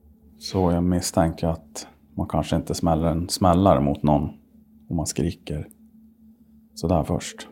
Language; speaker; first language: Swedish; native; Swedish